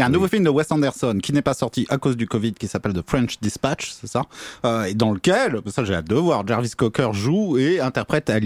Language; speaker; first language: French; native; French